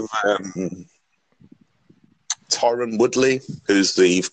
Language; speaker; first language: English; native; English